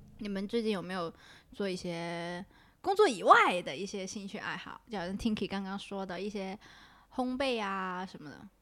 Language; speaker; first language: Chinese; non-native, local second language; Cantonese